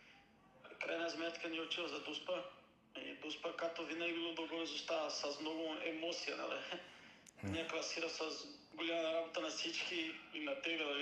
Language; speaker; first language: Bulgarian; non-native, learner; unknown